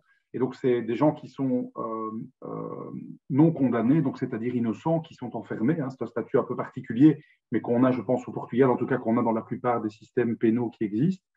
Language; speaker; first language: French; native; French